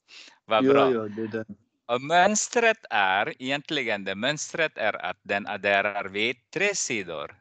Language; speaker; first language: Swedish; non-native, fluent; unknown